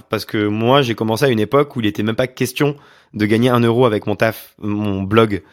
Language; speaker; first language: French; native; French